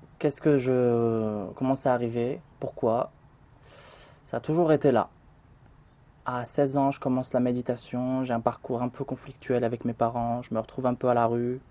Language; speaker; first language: French; early bilingual, other home language; Arabic